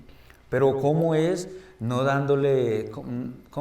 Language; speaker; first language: Spanish; native; Spanish